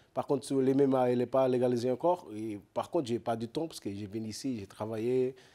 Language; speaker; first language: French; non-native, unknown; Portuguese